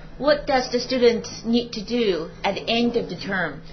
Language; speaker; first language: English; non-native, fluent; Chinese